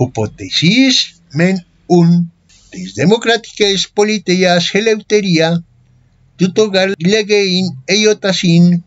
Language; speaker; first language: Greek; non-native, fluent; Spanish